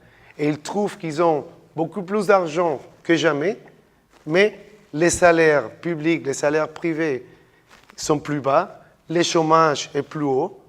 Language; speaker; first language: French; non-native, fluent; Spanish